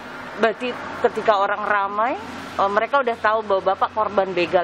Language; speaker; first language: Indonesian; native; Indonesian